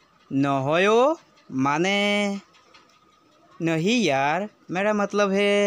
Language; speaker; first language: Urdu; non-native, local second language; Assamese